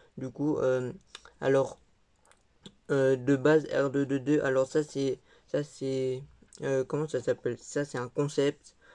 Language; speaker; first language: French; native; French